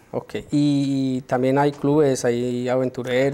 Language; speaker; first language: Spanish; native; Spanish